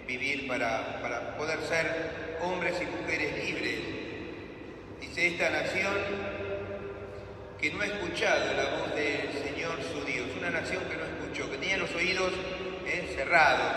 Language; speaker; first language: Spanish; native; Spanish